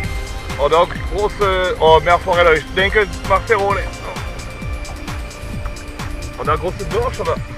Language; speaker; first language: German; non-native, learner; French